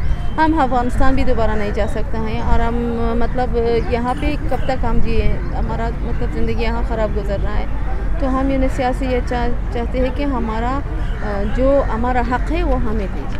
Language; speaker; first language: Hindi; non-native, fluent; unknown